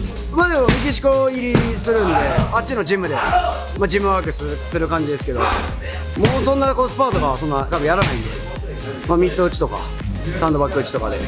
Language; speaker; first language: Japanese; native; Japanese